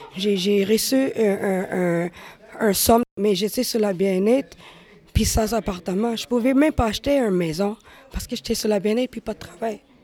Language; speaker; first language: French; native; French